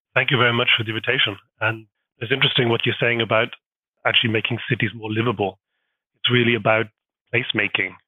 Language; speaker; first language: English; native; English